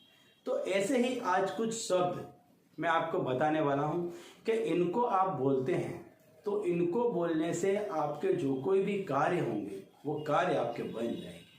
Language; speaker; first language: Hindi; native; Hindi